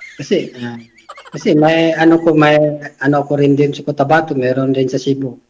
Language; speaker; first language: Filipino; non-native, local second language; Cebuano